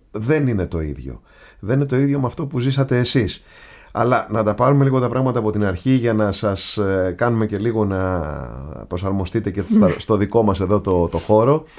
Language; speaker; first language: Greek; native; Greek